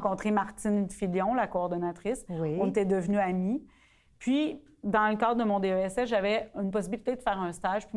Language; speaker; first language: French; native; French